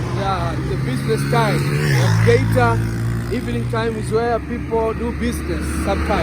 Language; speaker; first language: English; non-native, local second language; Swahili